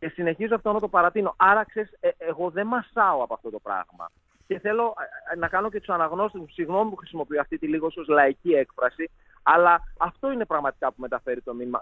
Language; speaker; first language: Greek; native; Greek